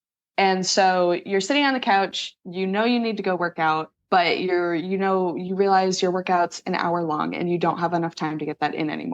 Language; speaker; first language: English; native; English